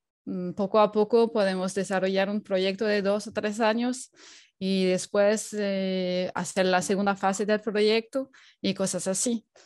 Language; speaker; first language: Spanish; non-native, fluent; French